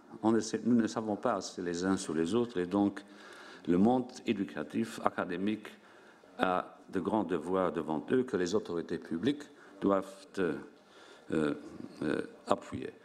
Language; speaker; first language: French; non-native, local second language; Luxembourgish